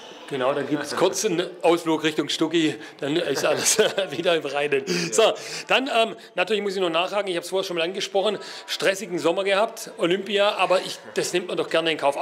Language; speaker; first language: German; native; German